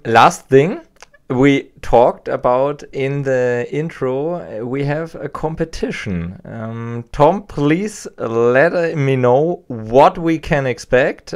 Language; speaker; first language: English; non-native, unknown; German